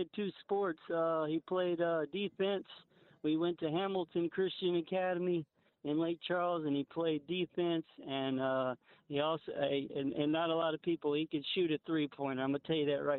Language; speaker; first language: English; native; English